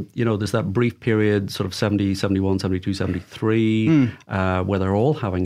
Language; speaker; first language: English; native; English